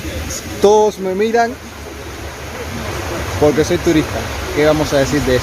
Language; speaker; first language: Spanish; native; Spanish